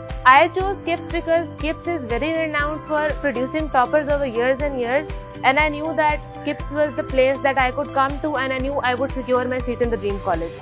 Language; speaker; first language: English; non-native, local second language; Urdu